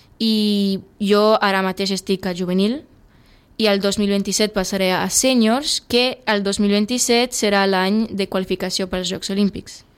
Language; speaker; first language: Catalan; early bilingual, other home language; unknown